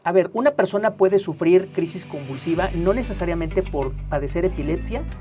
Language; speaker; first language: Spanish; native; Spanish